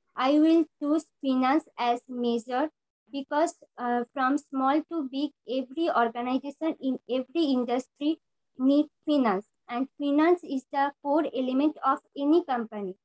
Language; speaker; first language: English; non-native, local second language; Bangla